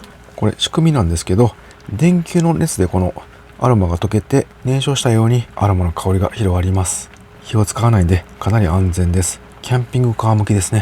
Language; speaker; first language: Japanese; native; Japanese